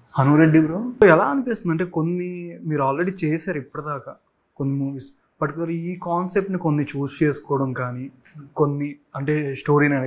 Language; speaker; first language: Telugu; native; Telugu